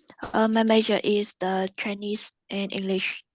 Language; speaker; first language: English; non-native, learner; Vietnamese